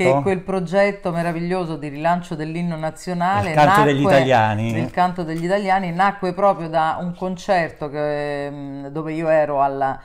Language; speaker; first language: Italian; native; Italian